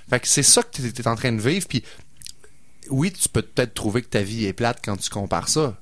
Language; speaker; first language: French; native; French